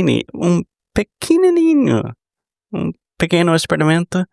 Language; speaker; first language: Portuguese; non-native, fluent; English